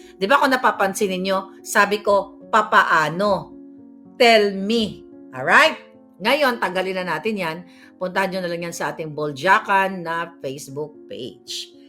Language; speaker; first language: Filipino; native; Filipino